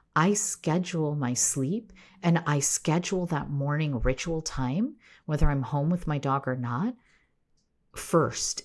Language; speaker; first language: English; native; English